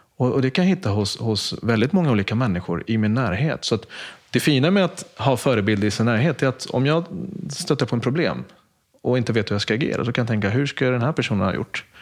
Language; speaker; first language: Swedish; early bilingual, other home language; Spanish